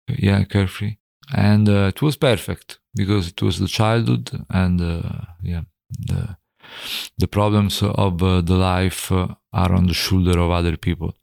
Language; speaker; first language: English; non-native, fluent; Italian